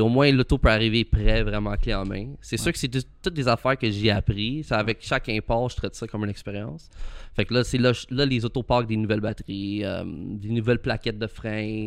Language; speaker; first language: French; early bilingual, heritage; French